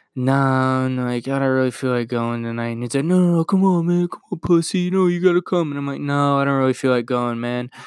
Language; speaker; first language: English; native; English